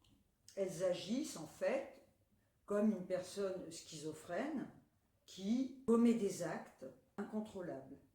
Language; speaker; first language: French; native; French